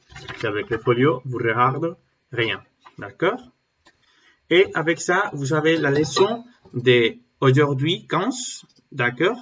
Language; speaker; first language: French; non-native, learner; Spanish